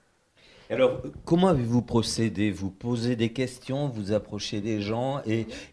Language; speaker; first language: French; native; French